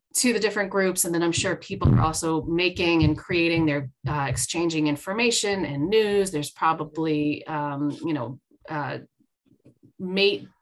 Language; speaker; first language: English; native; English